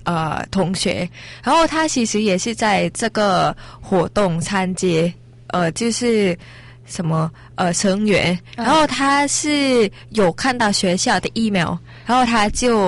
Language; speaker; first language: Chinese; non-native, learner; Thai